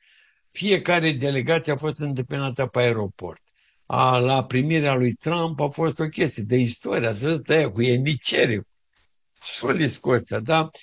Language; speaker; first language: Romanian; native; Romanian